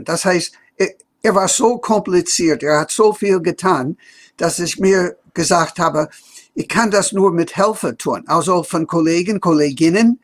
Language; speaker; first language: German; non-native, fluent; English